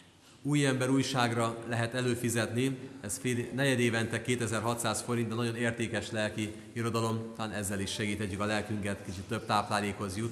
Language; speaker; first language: Hungarian; native; Hungarian